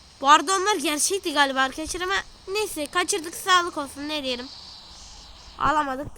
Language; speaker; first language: Turkish; native; Turkish